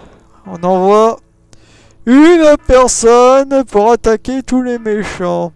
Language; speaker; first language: French; native; French